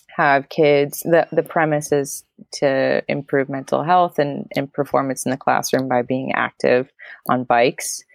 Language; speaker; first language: English; native; English